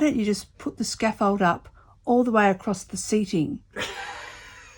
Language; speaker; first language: English; native; English